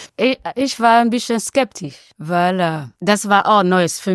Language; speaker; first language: German; non-native, learner; French